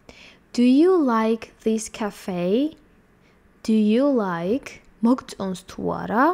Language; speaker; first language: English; non-native, fluent; Georgian